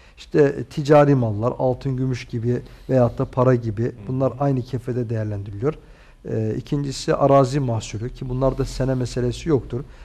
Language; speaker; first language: Turkish; native; Turkish